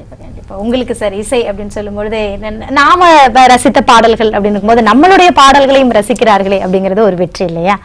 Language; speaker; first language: Tamil; native; Tamil